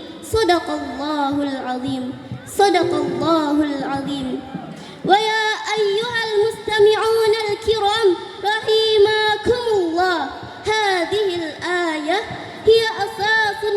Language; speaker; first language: Arabic; non-native, learner; Indonesian